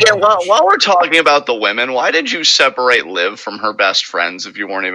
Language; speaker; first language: English; native; English